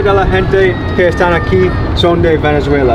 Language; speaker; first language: Spanish; non-native, learner; English